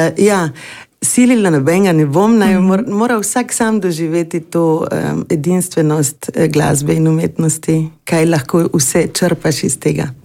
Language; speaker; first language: Slovenian; native; Slovenian